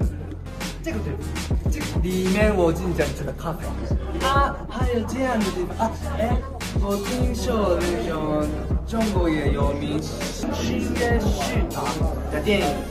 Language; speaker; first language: Chinese; non-native, learner; Japanese